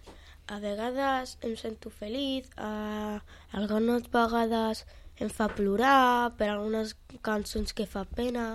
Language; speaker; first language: Catalan; non-native, local second language; Spanish